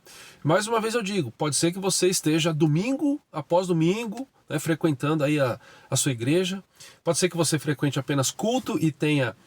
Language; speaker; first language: Portuguese; native; Portuguese